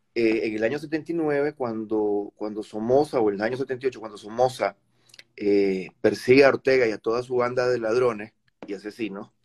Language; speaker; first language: Spanish; native; Spanish